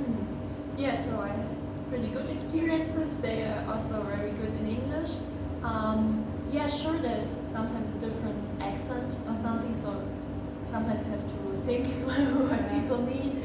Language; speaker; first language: English; non-native, fluent; German